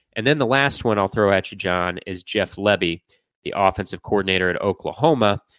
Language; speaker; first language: English; native; English